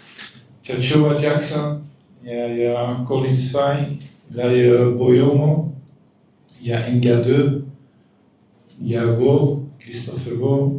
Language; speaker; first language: French; non-native, local second language; Dutch